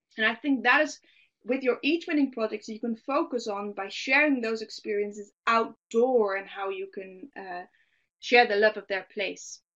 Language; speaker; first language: English; non-native, fluent; Dutch